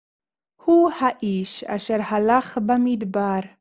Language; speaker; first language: Hebrew; non-native, fluent; English